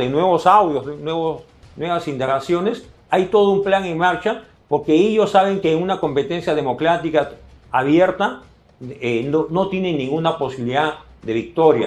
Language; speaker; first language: Spanish; native; Spanish